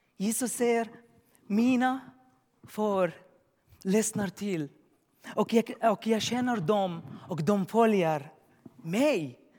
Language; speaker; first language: Swedish; non-native, learner; Arabic